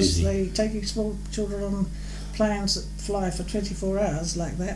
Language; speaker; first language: English; native; English